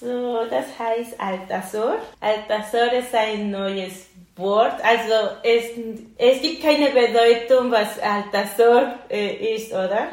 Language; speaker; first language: German; non-native, learner; Spanish